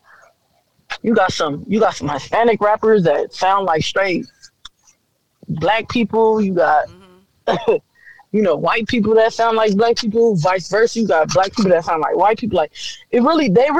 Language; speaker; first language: English; native; English